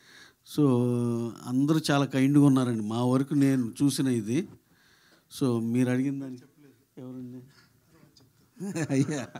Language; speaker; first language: Telugu; native; Telugu